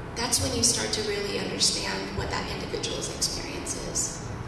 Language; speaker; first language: English; native; English